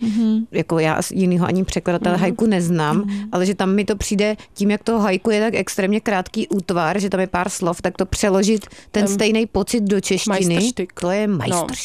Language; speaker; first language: Czech; native; Czech